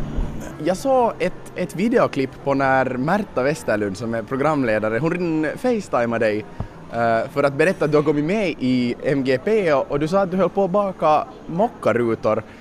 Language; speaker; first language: Swedish; native; Swedish